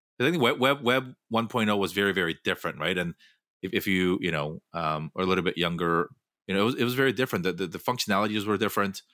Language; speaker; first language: English; native; English